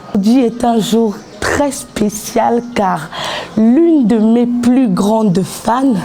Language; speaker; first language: French; native; French